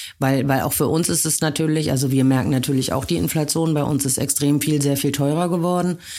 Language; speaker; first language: German; native; German